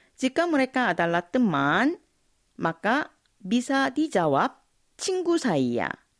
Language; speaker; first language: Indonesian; non-native, fluent; Korean